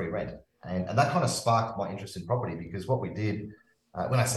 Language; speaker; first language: English; native; English